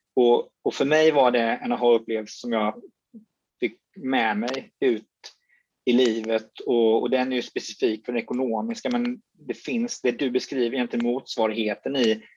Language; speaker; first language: Swedish; native; Swedish